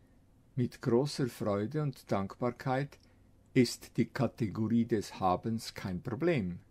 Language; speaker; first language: German; non-native, fluent; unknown